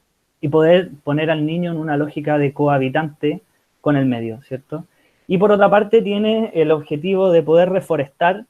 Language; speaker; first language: Spanish; native; Spanish